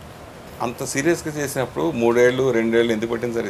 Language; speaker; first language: Telugu; native; Telugu